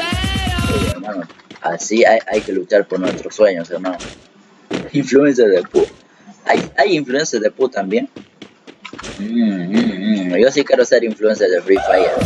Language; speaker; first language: Spanish; native; Spanish